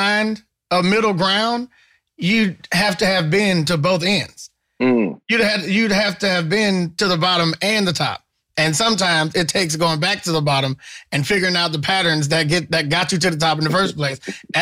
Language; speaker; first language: English; native; English